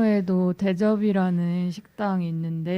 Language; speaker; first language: Korean; native; Korean